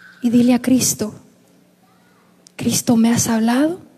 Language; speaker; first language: Spanish; native; Spanish